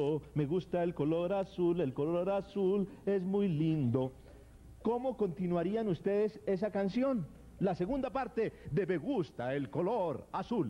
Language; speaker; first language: Spanish; native; Spanish